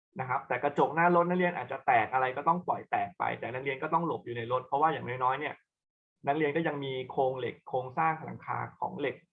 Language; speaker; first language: Thai; native; Thai